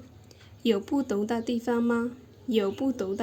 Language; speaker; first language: Chinese; non-native, fluent; Burmese